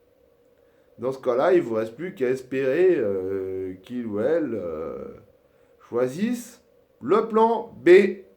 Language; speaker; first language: French; native; French